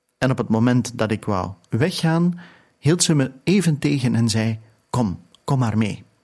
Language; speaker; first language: Dutch; native; Dutch